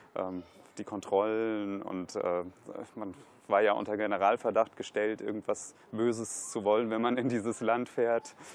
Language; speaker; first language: German; native; German